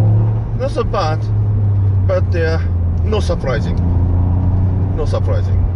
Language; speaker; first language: English; non-native, learner; Japanese